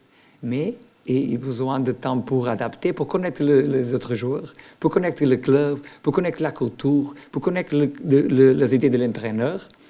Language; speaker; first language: French; non-native, learner; Portuguese